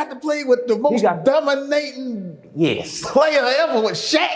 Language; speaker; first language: English; native; English